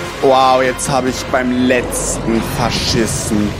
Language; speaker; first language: German; native; German